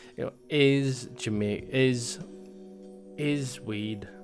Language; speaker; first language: English; native; English